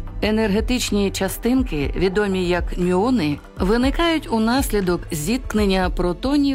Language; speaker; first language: Ukrainian; native; Ukrainian